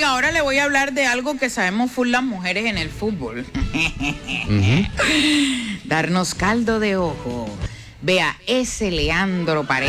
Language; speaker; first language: Spanish; native; Spanish